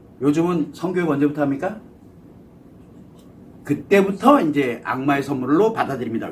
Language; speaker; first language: Korean; native; Korean